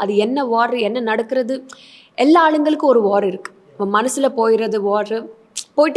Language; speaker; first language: Tamil; non-native, fluent; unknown